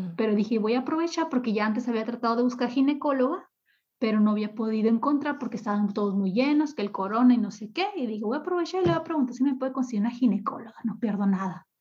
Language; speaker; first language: Spanish; native; Spanish